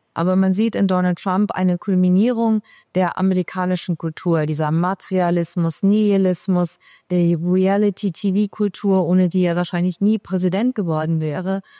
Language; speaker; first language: German; early bilingual, other home language; Persian